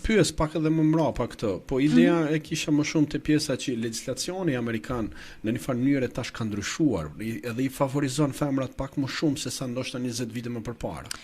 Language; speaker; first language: Albanian; native; Albanian